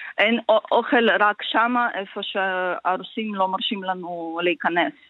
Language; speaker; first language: Hebrew; non-native, learner; Ukrainian